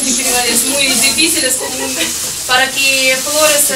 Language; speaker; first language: Spanish; non-native, fluent; Russian